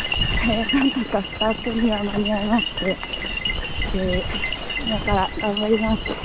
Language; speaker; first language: Japanese; native; Japanese